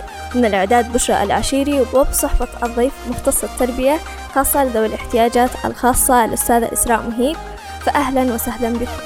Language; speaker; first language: Arabic; native; Arabic